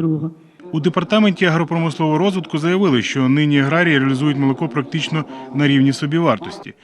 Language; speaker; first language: Ukrainian; native; Ukrainian